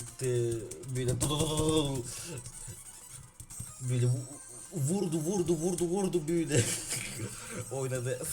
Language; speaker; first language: Turkish; non-native, learner; Ukrainian